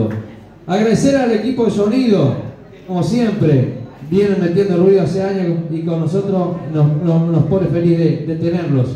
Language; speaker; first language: Spanish; native; Spanish